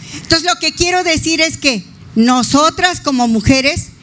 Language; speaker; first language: Spanish; native; Spanish